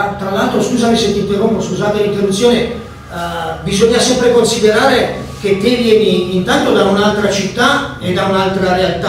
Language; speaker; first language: Italian; native; Italian